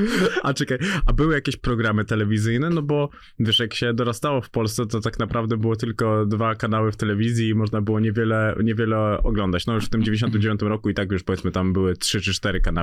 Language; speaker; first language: Polish; native; Polish